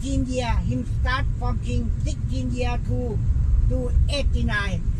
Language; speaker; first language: English; non-native, learner; Thai